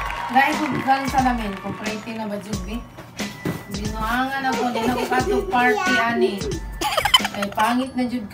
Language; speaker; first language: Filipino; non-native, local second language; Cebuano